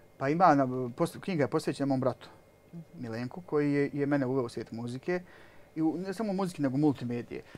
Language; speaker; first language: Bosnian; native; Bosnian